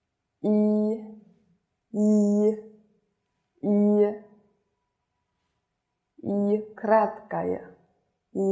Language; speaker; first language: Russian; non-native, fluent; Chinese